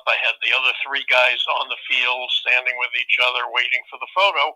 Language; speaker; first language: English; native; English